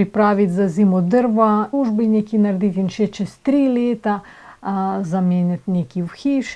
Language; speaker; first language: Slovenian; non-native, fluent; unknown